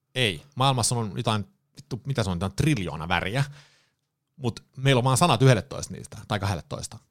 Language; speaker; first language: Finnish; early bilingual, heritage; Finnish